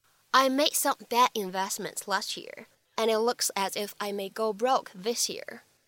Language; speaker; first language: English; non-native, fluent; Chinese